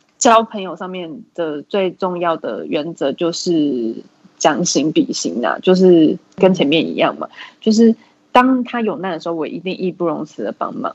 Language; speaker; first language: Chinese; native; Chinese